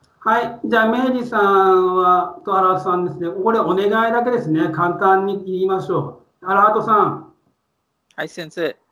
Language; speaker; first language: Japanese; non-native, fluent; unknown